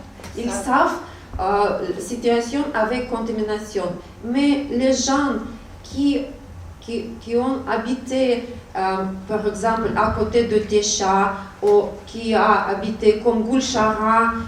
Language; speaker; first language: French; non-native, learner; Russian